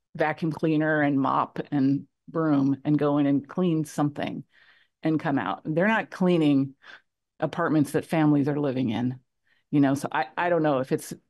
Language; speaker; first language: English; native; English